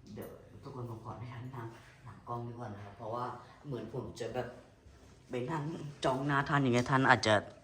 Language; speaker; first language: Thai; native; Thai